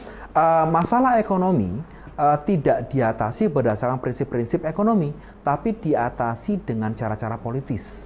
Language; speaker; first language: Indonesian; native; Indonesian